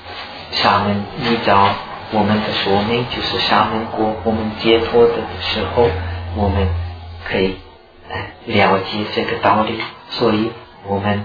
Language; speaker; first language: Chinese; non-native, fluent; Czech